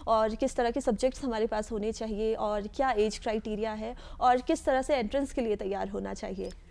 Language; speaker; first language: Hindi; native; Hindi